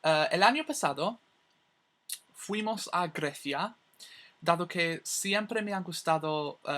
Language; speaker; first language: Spanish; non-native, learner; English